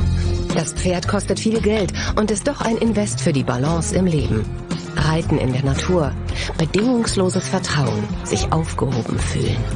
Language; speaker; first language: German; native; German